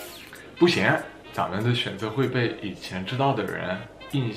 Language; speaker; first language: Chinese; non-native, fluent; French